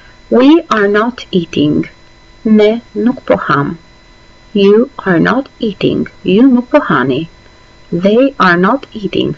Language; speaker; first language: English; non-native, fluent; Albanian